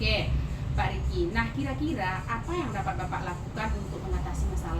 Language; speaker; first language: Indonesian; native; Indonesian